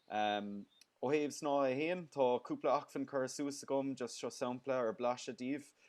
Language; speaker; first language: Irish; non-native, local second language; English